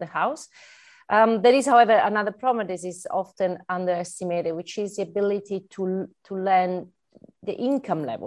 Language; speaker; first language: English; non-native, fluent; Italian